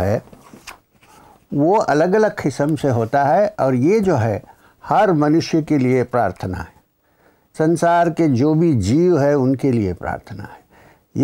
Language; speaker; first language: Hindi; non-native, local second language; Malayalam